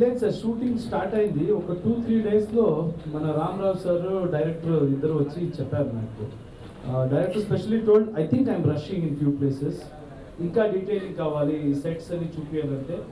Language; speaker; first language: Telugu; non-native, fluent; Kannada